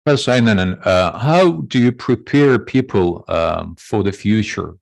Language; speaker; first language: English; non-native, fluent; Azerbaijani